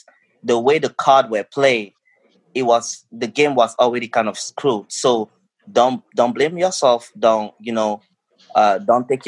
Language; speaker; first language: English; non-native, local second language; French